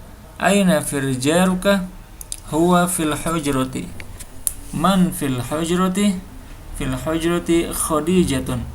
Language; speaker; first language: Arabic; non-native, fluent; Indonesian